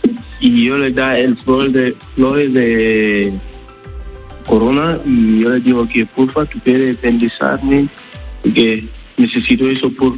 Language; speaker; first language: Spanish; non-native, learner; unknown